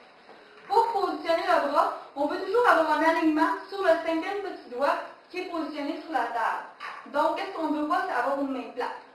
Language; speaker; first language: French; native; French